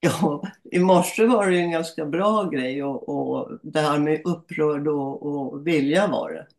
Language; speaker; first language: Swedish; native; Swedish